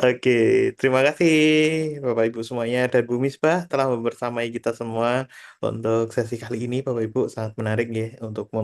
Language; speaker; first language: Indonesian; native; Indonesian